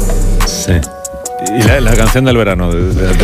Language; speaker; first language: Spanish; native; Spanish